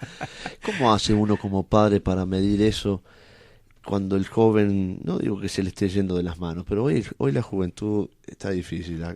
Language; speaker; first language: Spanish; native; Spanish